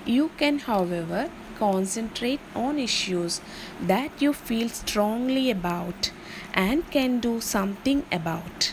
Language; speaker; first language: English; non-native, local second language; Malayalam